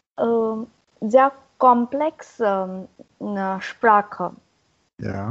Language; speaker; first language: German; non-native, learner; Marathi